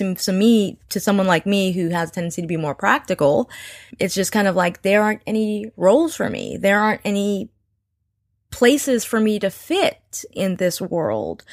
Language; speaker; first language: English; early bilingual, other home language; Yoruba